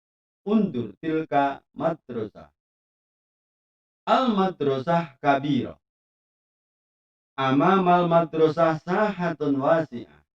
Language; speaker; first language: Arabic; non-native, fluent; Indonesian